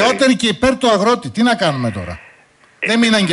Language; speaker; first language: Greek; native; Greek